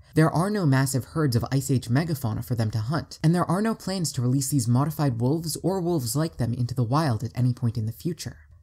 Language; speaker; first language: English; native; English